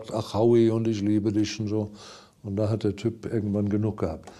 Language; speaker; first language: German; non-native, fluent; English